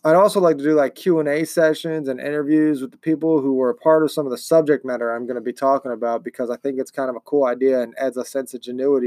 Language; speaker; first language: English; native; English